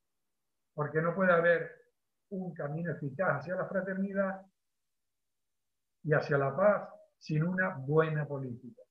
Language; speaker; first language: Spanish; native; Spanish